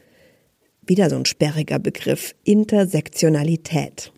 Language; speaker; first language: German; native; German